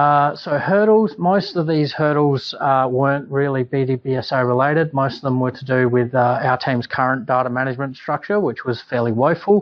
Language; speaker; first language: English; native; English